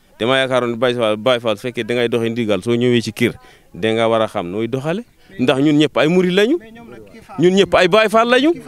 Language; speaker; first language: Wolof; non-native, local second language; Fula